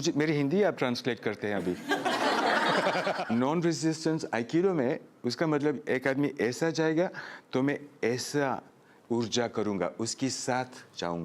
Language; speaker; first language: Hindi; non-native, learner; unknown